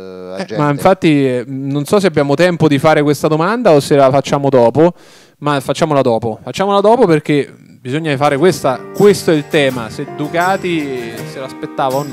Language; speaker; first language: Italian; native; Italian